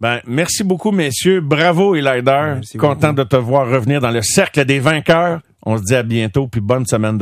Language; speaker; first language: French; native; French